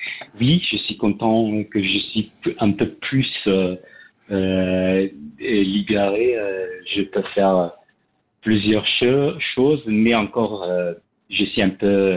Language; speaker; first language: French; non-native, fluent; Persian